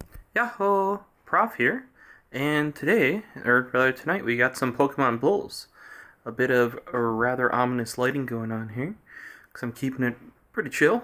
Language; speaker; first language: English; native; English